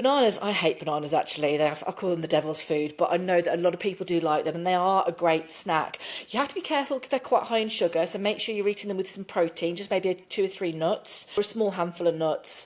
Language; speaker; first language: English; native; English